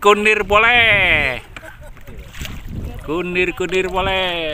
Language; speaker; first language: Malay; non-native, local second language; Javanese